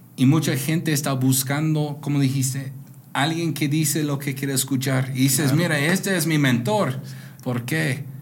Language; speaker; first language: Spanish; non-native, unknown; English